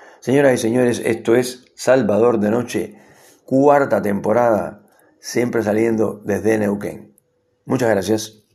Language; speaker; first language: Spanish; native; Spanish